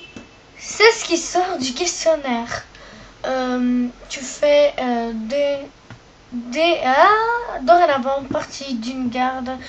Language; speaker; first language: French; native; French